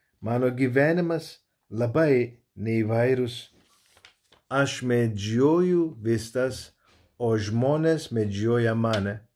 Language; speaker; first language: Lithuanian; non-native, learner; Turkish